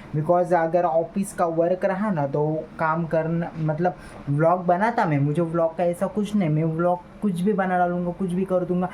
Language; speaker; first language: Hindi; non-native, local second language; Marathi